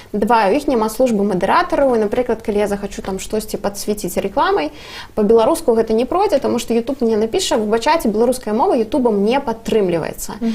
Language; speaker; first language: Belarusian; non-native, local second language; Russian